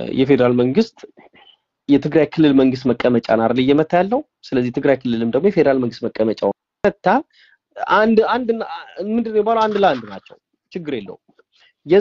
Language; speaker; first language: Amharic; non-native, local second language; Tigrinya